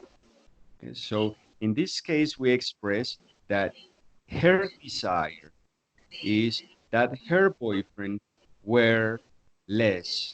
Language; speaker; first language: English; non-native, fluent; Spanish